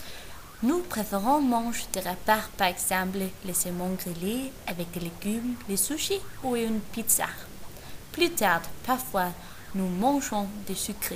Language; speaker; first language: French; non-native, learner; Danish